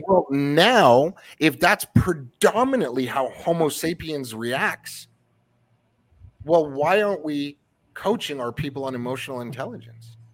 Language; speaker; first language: English; early bilingual, other home language; French